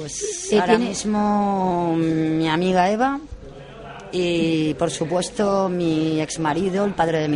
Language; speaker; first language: Spanish; native; Spanish